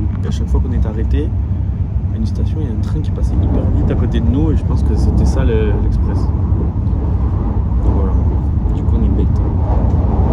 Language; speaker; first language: French; native; French